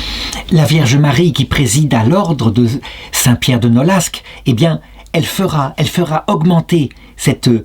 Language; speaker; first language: French; native; French